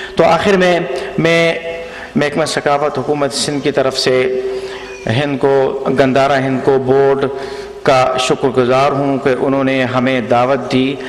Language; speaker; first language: Urdu; non-native, local second language; Northern Hindko